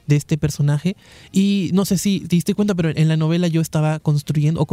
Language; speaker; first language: Spanish; native; Spanish